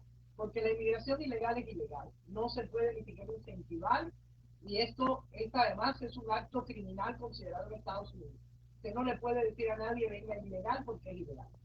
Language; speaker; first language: Spanish; native; Spanish